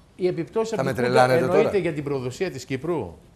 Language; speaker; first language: Greek; native; Greek